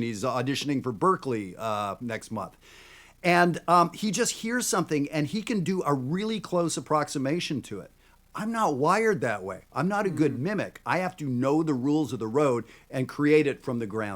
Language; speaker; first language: English; native; English